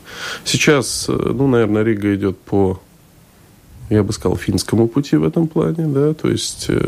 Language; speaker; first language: Russian; native; Russian